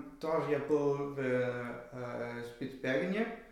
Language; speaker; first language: Russian; non-native, learner; German